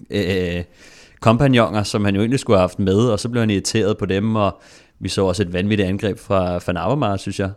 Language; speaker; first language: Danish; native; Danish